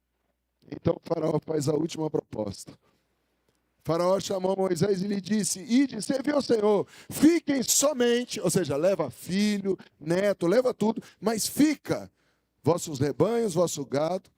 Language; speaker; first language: Portuguese; native; Portuguese